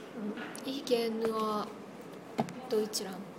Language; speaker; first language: German; non-native, learner; Japanese